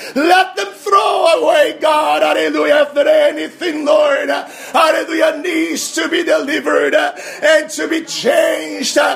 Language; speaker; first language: English; non-native, fluent; Japanese